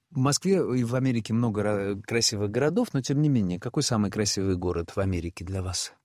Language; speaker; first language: Russian; native; Russian